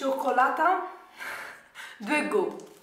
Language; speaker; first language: Italian; native; Italian